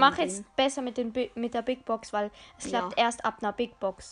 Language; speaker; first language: German; native; German